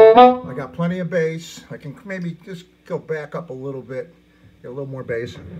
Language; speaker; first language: English; native; English